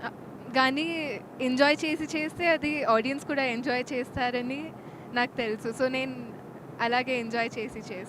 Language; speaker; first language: Telugu; non-native, fluent; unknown